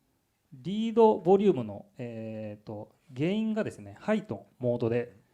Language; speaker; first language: Japanese; native; Japanese